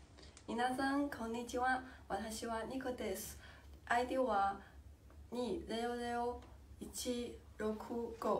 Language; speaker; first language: Japanese; non-native, learner; Chinese